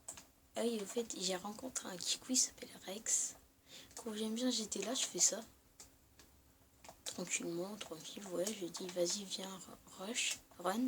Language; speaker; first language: French; native; French